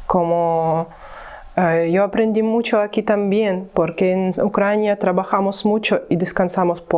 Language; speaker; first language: Spanish; non-native, learner; Ukrainian